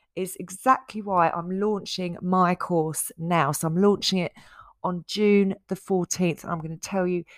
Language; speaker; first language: English; native; English